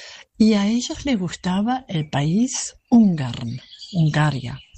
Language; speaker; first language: Spanish; non-native, fluent; German